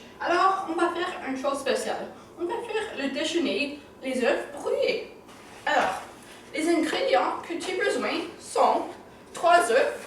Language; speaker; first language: French; non-native, learner; English